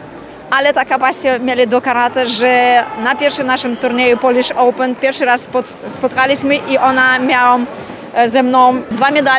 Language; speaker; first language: Polish; non-native, learner; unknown